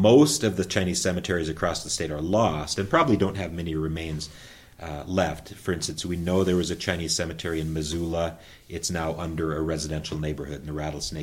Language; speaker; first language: English; native; English